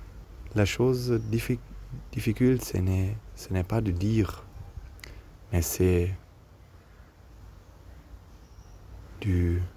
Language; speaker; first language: French; non-native, learner; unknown